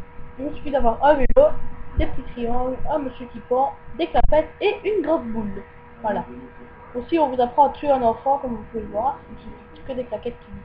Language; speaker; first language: French; native; French